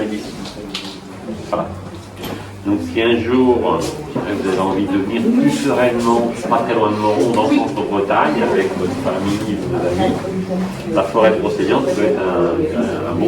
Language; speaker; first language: French; native; French